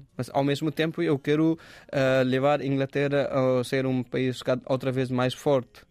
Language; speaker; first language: Portuguese; non-native, fluent; Hindi